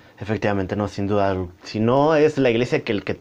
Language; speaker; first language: Spanish; native; Spanish